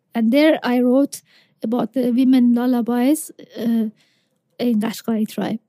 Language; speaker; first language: English; non-native, fluent; Persian